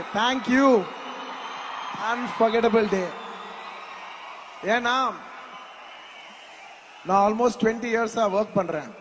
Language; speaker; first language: Tamil; non-native, local second language; Telugu